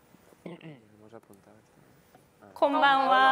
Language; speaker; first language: Spanish; non-native, learner; Japanese